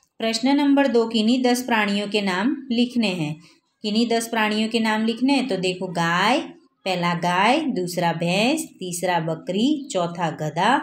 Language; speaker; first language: Hindi; non-native, local second language; Gujarati